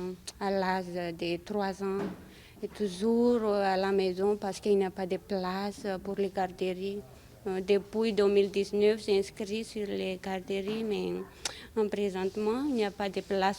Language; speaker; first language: French; non-native, learner; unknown